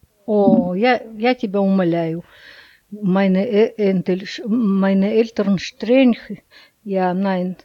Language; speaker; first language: German; non-native, learner; Russian